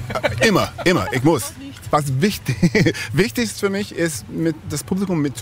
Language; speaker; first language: German; non-native, fluent; English